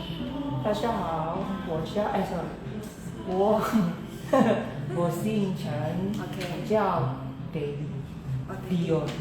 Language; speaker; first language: Chinese; non-native, learner; Indonesian